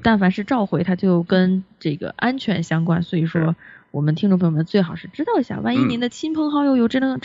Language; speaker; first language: Chinese; native; Chinese